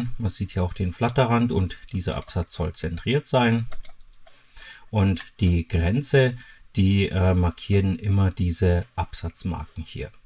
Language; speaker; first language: German; native; German